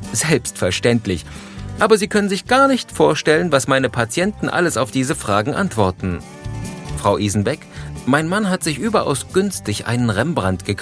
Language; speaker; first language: German; native; German